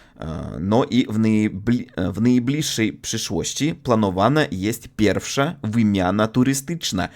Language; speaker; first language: Polish; non-native, fluent; Russian